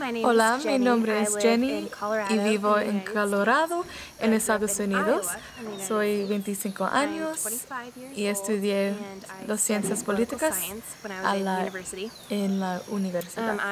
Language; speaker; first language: Spanish; non-native, learner; English